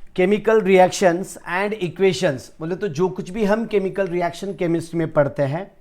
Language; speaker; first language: Hindi; non-native, local second language; Marathi